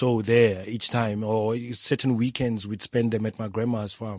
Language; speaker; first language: English; non-native, local second language; Tswana